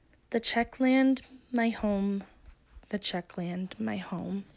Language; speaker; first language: English; native; English